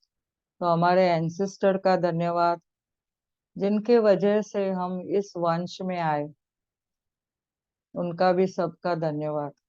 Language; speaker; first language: Hindi; native; Hindi